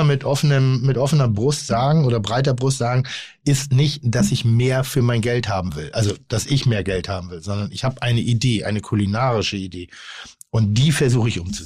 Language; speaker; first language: German; native; German